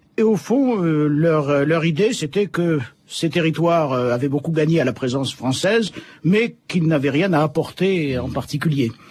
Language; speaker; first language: French; native; French